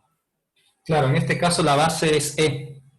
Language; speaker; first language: Spanish; native; Spanish